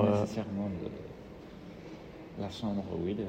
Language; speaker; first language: French; non-native, learner; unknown